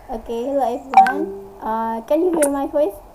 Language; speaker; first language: English; non-native, learner; Indonesian